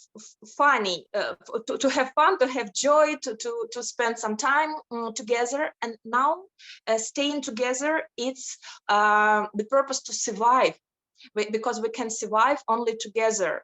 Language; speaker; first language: English; non-native, fluent; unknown